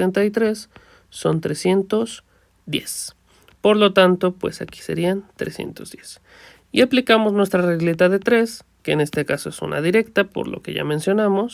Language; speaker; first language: Spanish; native; Spanish